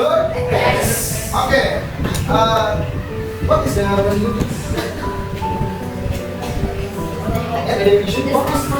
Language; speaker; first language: English; non-native, learner; Indonesian